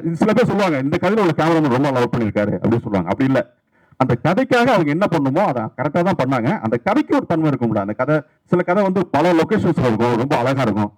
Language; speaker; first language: Tamil; native; Tamil